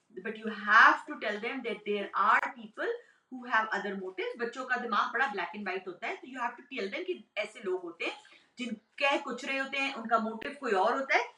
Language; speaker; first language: Urdu; native; Urdu